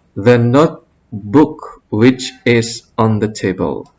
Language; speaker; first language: English; non-native, fluent; Indonesian